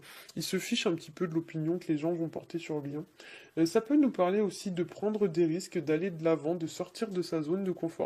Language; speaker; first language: French; native; French